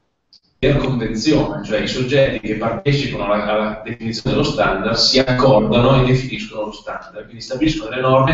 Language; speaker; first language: Italian; native; Italian